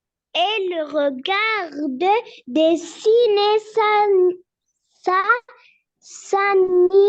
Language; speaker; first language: French; non-native, learner; Arabic